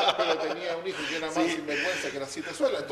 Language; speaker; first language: Spanish; native; Spanish